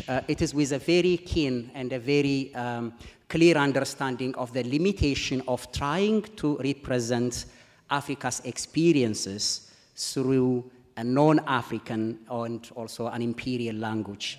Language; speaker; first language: English; non-native, fluent; Amharic